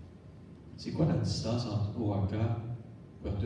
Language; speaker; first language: French; native; French